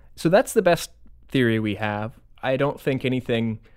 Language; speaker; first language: English; native; English